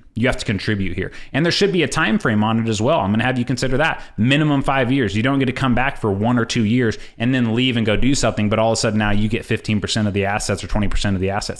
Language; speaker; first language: English; native; English